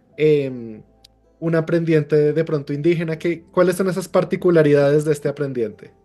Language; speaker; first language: Spanish; native; Spanish